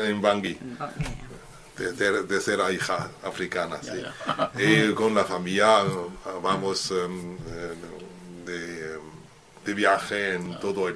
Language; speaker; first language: Spanish; non-native, learner; French